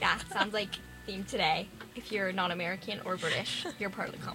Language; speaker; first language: English; native; English